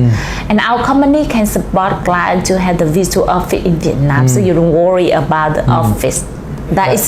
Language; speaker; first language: English; non-native, learner; Vietnamese